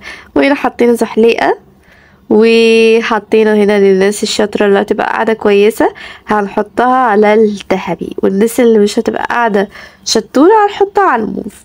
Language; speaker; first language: Arabic; native; Arabic